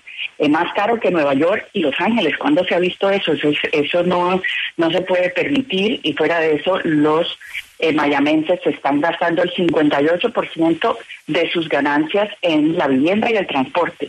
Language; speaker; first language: Spanish; native; Spanish